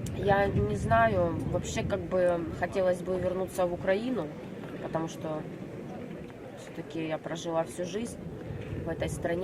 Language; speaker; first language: Russian; native; Russian